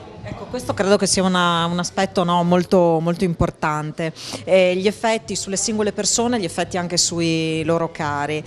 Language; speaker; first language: Italian; native; Italian